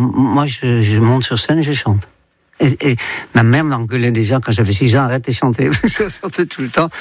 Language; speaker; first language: French; non-native, fluent; Dutch